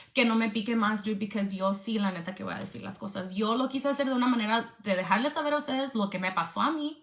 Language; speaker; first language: Spanish; early bilingual, heritage; Spanish